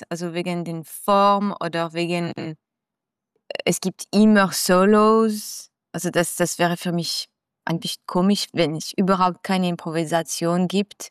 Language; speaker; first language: German; non-native, local second language; French